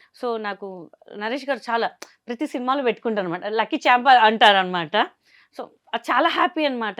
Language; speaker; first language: Telugu; non-native, fluent; Hindi